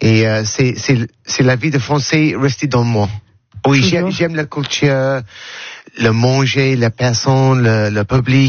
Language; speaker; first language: French; non-native, learner; English